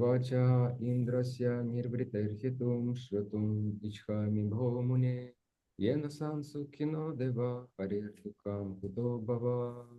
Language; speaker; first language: Russian; native; Russian